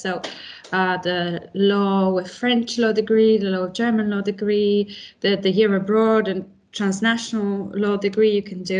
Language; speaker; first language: English; non-native, fluent; Polish